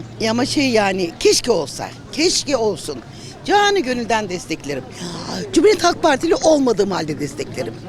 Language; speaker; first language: Turkish; native; Turkish